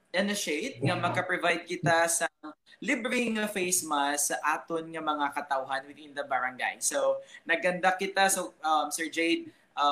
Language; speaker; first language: English; non-native, local second language; Hiligaynon